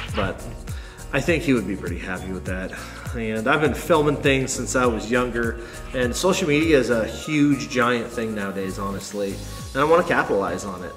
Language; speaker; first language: English; native; English